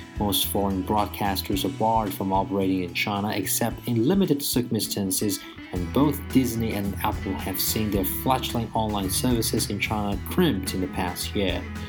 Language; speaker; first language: English; non-native, fluent; Chinese